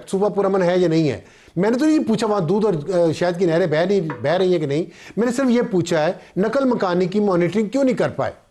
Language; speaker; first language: Urdu; native; Urdu